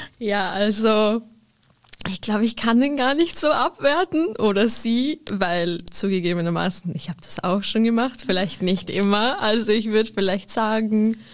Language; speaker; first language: German; native; German